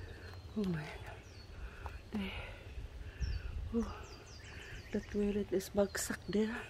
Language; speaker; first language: English; non-native, learner; Filipino